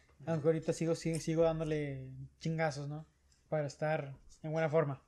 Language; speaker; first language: Spanish; native; Spanish